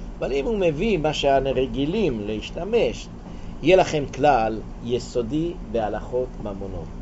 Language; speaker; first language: Hebrew; native; Hebrew